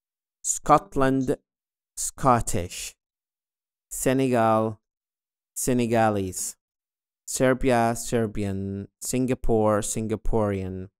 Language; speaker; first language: English; non-native, fluent; Arabic